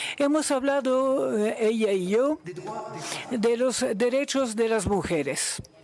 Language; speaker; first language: Spanish; non-native, learner; Luxembourgish